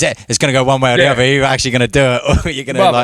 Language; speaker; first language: English; native; English